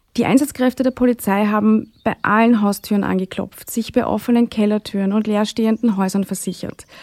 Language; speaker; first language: German; native; German